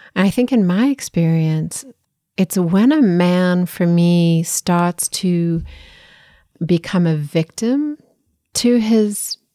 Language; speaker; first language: English; native; English